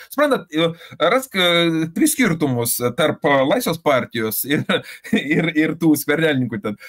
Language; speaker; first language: Lithuanian; native; Lithuanian